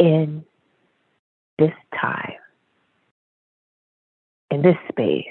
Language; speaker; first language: English; native; English